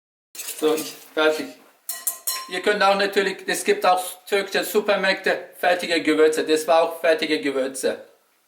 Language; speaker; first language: German; non-native, learner; Turkish